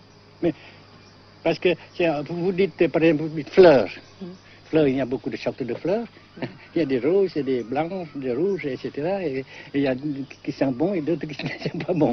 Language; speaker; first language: French; non-native, fluent; Vietnamese